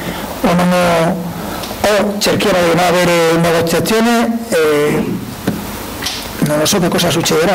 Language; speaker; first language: Italian; non-native, learner; Spanish